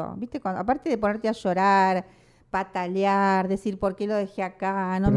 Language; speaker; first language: Spanish; native; Spanish